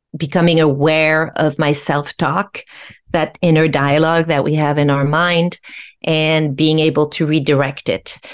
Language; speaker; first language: English; non-native, fluent; French